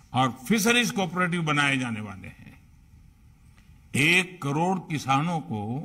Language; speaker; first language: Hindi; non-native, local second language; Gujarati